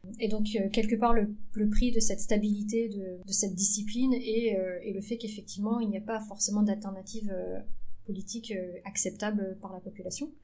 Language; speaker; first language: French; early bilingual, other home language; Vietnamese